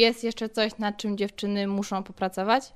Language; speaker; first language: Polish; native; Polish